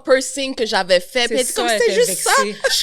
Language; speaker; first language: French; native; French